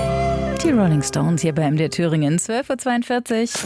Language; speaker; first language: German; native; German